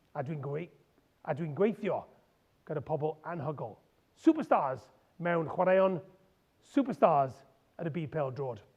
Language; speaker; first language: Welsh; non-native, local second language; English